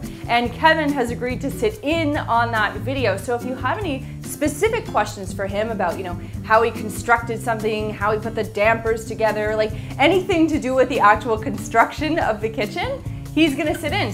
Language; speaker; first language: English; native; English